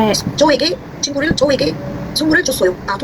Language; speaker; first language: Korean; non-native, fluent; Arabic